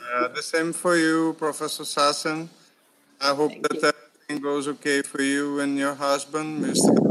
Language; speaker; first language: English; non-native, fluent; Portuguese